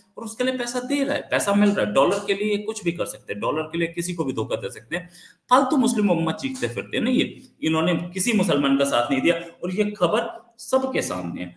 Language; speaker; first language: Hindi; native; Hindi